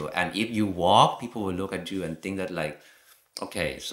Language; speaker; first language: English; non-native, fluent; Thai